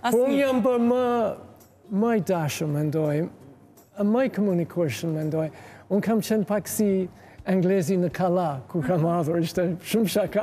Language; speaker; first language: Albanian; non-native, learner; English